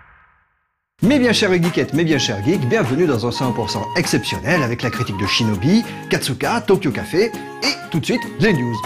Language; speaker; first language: French; native; French